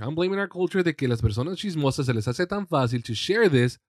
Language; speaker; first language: Spanish; early bilingual, heritage; Spanish